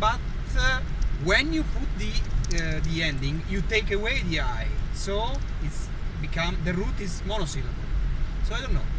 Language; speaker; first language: English; non-native, fluent; Italian